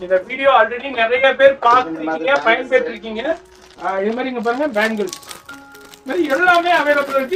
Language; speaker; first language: Tamil; native; Tamil